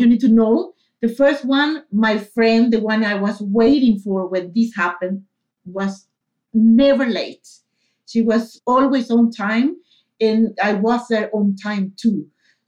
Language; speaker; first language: English; non-native, fluent; Spanish